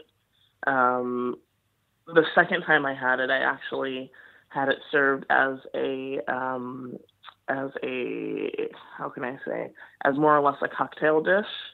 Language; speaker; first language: English; native; English